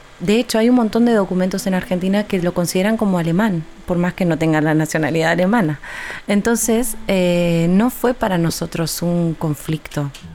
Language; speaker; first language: Spanish; native; Spanish